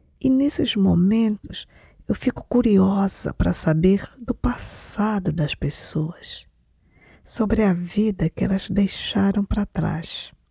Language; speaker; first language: Portuguese; native; Portuguese